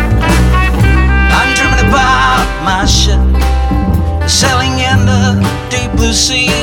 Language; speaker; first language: Italian; native; Italian